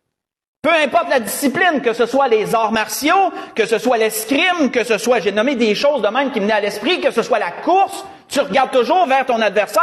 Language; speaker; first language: French; native; French